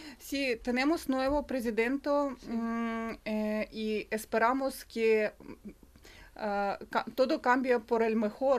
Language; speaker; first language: Spanish; non-native, learner; Ukrainian